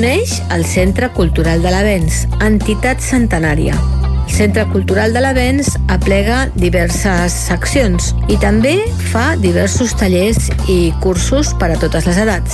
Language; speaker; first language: Catalan; native; Catalan